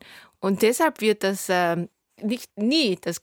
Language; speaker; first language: German; non-native, fluent; Korean